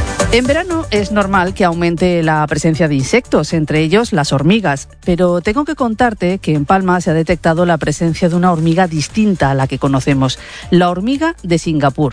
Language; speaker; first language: Spanish; native; Spanish